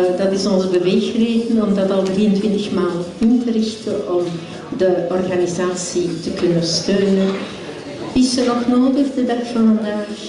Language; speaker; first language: Dutch; native; Dutch